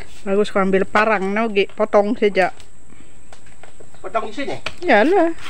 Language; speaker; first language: Malay; native; Malay